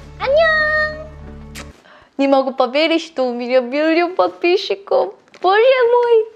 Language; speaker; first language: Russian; non-native, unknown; Korean